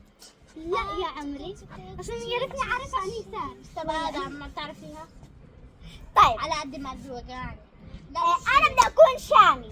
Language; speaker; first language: Arabic; native; Arabic